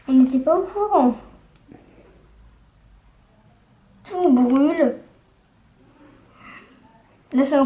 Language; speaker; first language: French; native; French